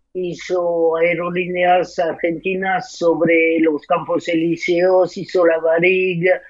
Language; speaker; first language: Spanish; non-native, fluent; French